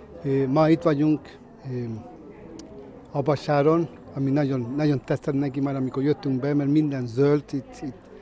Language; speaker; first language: Hungarian; non-native, fluent; Spanish